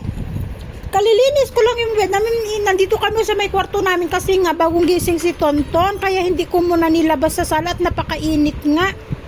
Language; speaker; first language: Filipino; non-native, local second language; Iloko